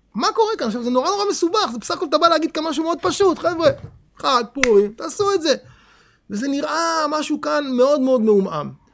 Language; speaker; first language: Hebrew; native; Hebrew